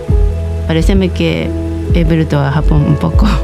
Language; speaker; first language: Spanish; non-native, learner; Japanese